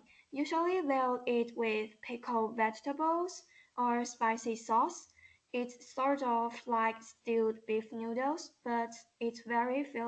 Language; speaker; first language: English; non-native, learner; Chinese